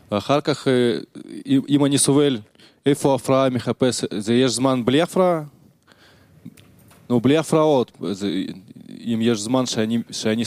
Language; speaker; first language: Hebrew; non-native, learner; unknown